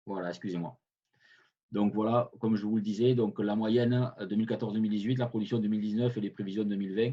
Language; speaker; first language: French; native; French